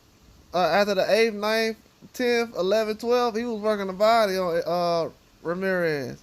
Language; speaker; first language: English; native; English